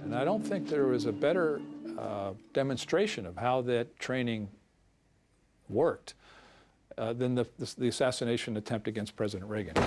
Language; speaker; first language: English; native; English